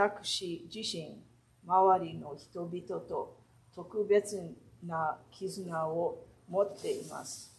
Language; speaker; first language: Japanese; early bilingual, heritage; Japanese